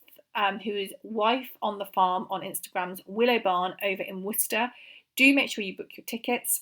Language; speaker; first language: English; native; English